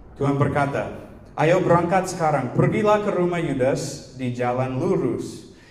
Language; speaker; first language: Indonesian; non-native, fluent; English